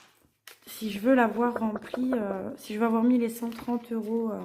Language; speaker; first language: French; native; French